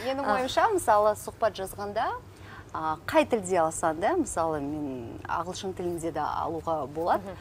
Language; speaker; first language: Kazakh; non-native, local second language; Russian